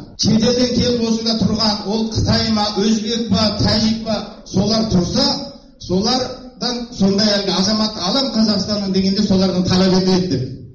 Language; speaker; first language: Kazakh; early bilingual, heritage; Kazakh